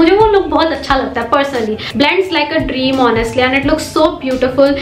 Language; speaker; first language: English; non-native, local second language; Hindi